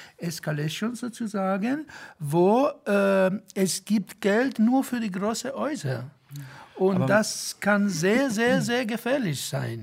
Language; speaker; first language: German; non-native, fluent; Italian